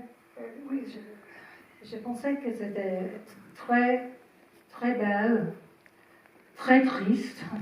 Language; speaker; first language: French; non-native, learner; English